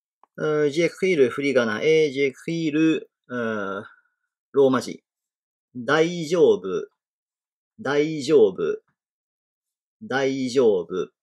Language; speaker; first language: French; non-native, fluent; Japanese